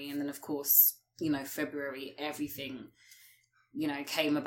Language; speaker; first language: English; native; English